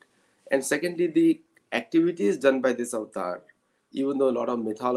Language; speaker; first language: English; non-native, local second language; Marathi